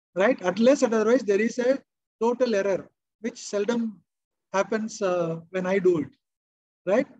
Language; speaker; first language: English; non-native, local second language; Kannada